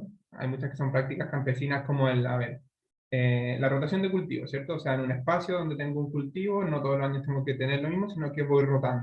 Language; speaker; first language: Spanish; native; Spanish